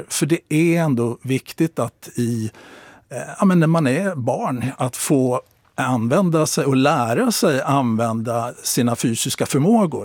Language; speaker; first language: Swedish; native; Swedish